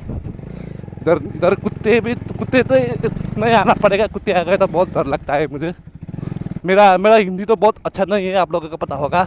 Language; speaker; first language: Hindi; non-native, learner; Nepali